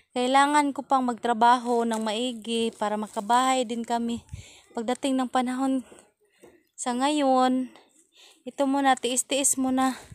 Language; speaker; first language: Filipino; non-native, local second language; Cebuano